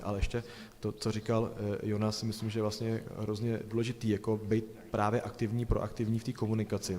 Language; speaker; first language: Czech; native; Czech